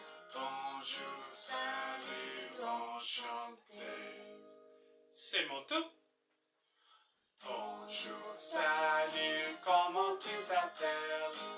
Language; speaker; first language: French; non-native, fluent; English